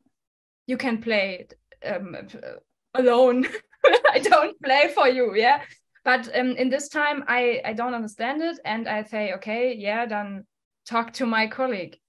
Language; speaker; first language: English; non-native, fluent; German